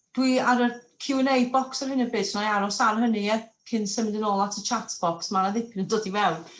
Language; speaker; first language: Welsh; non-native, local second language; English